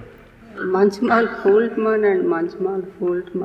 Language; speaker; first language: German; non-native, learner; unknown